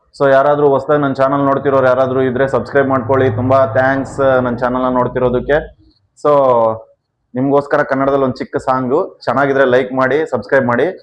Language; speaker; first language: Kannada; non-native, local second language; Telugu